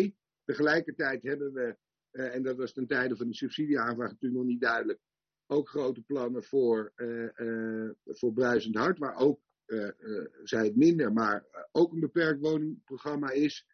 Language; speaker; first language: Dutch; native; Dutch